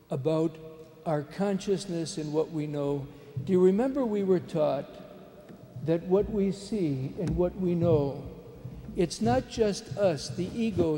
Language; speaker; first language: English; native; English